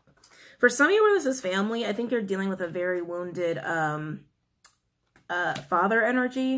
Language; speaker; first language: English; native; English